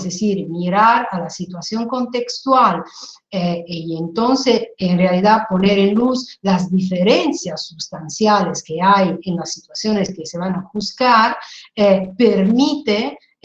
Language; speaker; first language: Spanish; non-native, fluent; Italian